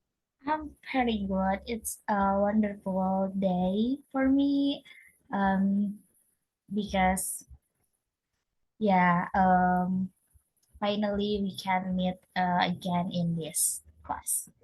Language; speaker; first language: English; non-native, learner; Indonesian